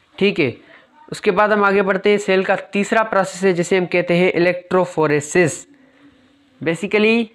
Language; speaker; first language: Urdu; native; Urdu